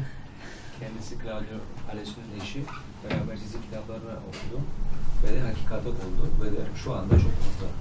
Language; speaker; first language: Turkish; native; Turkish